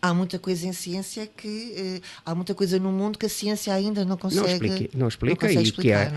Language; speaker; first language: Portuguese; native; Portuguese